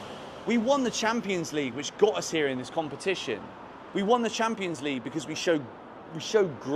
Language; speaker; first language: English; native; English